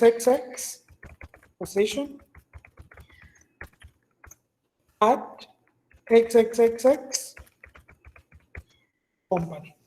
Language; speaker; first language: English; non-native, fluent; Spanish